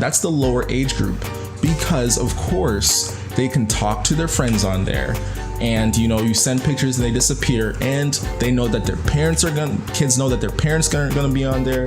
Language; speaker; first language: English; native; English